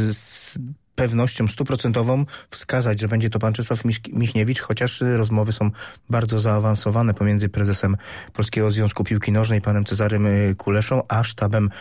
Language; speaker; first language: Polish; native; Polish